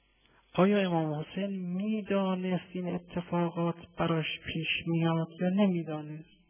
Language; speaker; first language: Persian; native; Persian